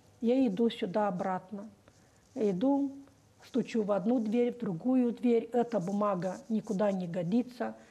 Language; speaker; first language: Russian; non-native, local second language; Romanian